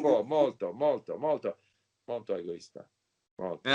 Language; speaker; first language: Italian; non-native, learner; English